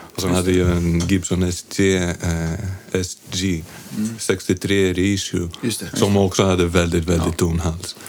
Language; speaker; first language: Swedish; non-native, fluent; Greek